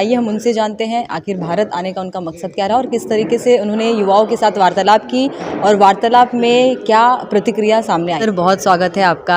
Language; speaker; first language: Hindi; native; Hindi